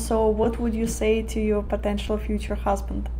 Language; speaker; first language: English; native; English